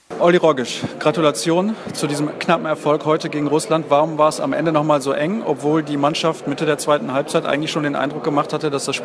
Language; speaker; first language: German; native; German